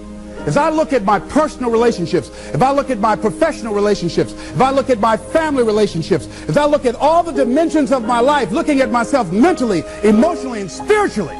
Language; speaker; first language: English; native; English